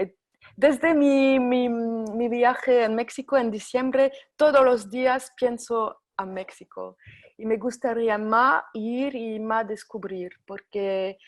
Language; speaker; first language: Spanish; non-native, fluent; French